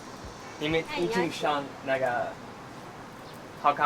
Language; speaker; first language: Chinese; non-native, learner; English